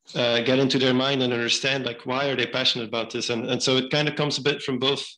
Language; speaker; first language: English; non-native, fluent; Dutch